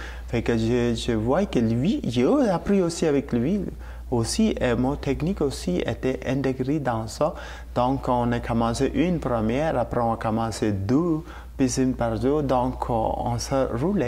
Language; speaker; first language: French; non-native, learner; Tamil